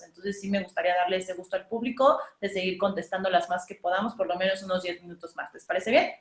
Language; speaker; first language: Spanish; native; Spanish